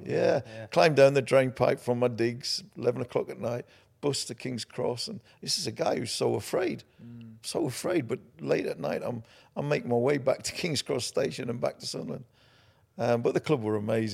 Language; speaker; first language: English; native; English